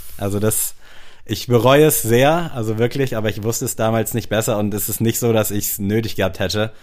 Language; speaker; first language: German; early bilingual, other home language; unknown